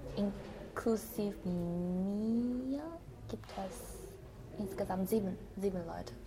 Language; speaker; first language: German; non-native, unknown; Chinese